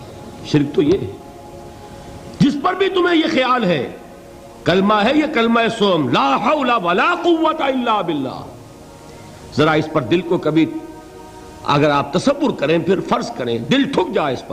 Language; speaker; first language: Urdu; native; Urdu